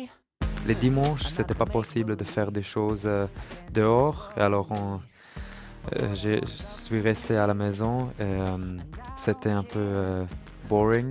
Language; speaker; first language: French; non-native, learner; German